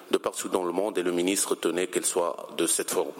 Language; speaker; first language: French; non-native, local second language; Arabic